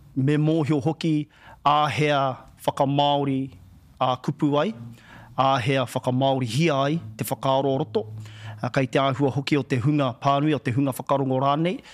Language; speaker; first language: Māori; non-native, local second language; English